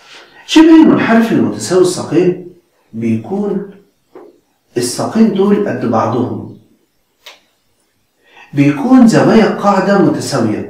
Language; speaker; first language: Arabic; native; Arabic